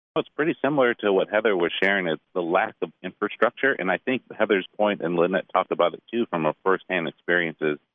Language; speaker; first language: English; native; English